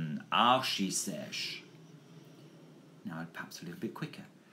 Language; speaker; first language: English; native; English